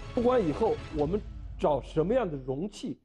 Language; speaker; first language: Chinese; native; Chinese